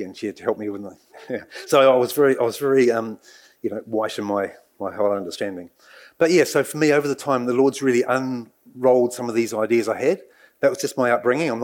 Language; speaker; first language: English; native; English